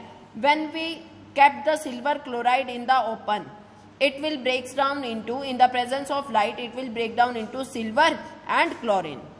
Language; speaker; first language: English; non-native, local second language; Hindi